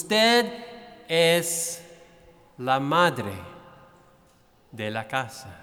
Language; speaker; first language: Spanish; non-native, fluent; English